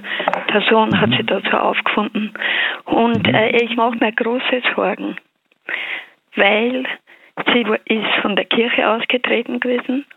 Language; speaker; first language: German; native; German